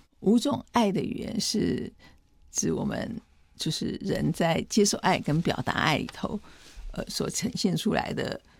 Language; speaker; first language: Chinese; native; Chinese